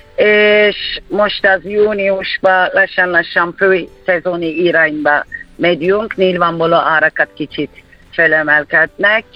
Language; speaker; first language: Hungarian; non-native, fluent; Turkish